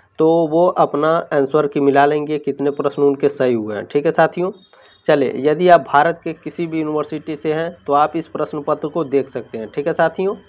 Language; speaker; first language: Hindi; native; Hindi